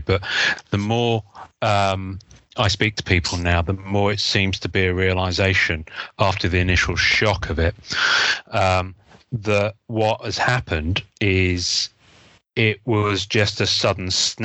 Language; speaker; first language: English; native; English